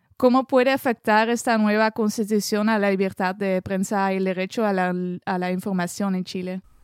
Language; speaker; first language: Spanish; non-native, fluent; French